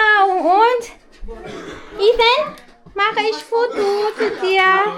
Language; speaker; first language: German; non-native, learner; Cebuano